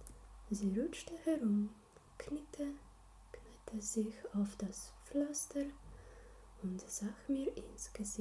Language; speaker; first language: German; non-native, learner; Slovenian